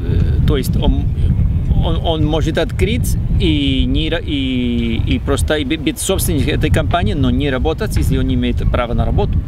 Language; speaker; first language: Russian; non-native, learner; Spanish